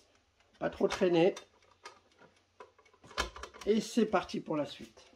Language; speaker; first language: French; native; French